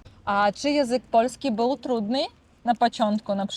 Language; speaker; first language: Polish; non-native, learner; Russian